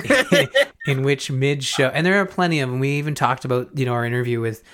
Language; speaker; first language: English; native; English